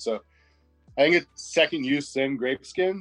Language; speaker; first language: English; native; English